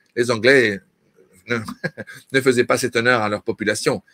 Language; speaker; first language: French; native; French